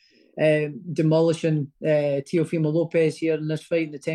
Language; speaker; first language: English; native; English